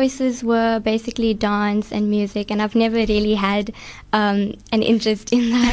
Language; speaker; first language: English; native; English